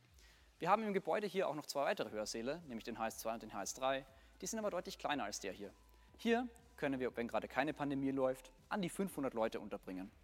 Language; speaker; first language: German; native; German